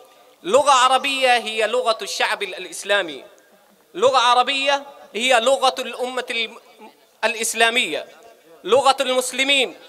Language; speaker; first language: Arabic; non-native, fluent; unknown